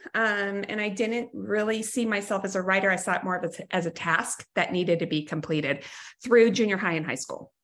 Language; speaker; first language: English; native; English